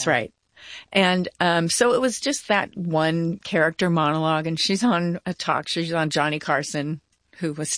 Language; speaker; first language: English; native; English